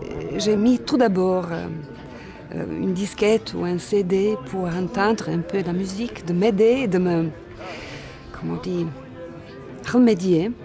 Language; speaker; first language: French; non-native, fluent; Bosnian